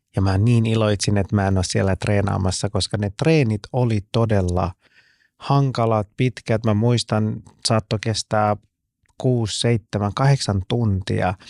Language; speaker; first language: Finnish; early bilingual, other home language; Persian